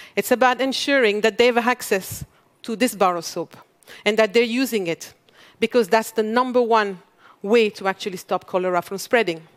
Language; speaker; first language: English; non-native, fluent; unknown